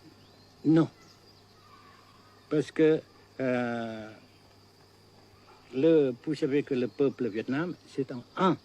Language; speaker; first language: French; non-native, fluent; Vietnamese